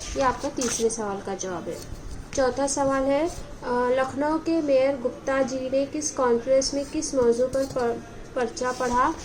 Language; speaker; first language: Urdu; native; Urdu